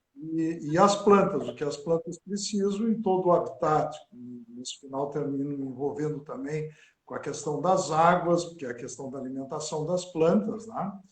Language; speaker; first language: Portuguese; native; Portuguese